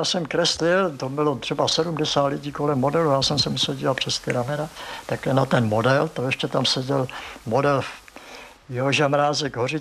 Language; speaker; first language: Czech; native; Czech